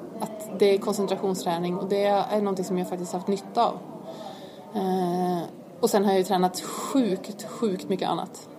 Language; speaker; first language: Swedish; native; Swedish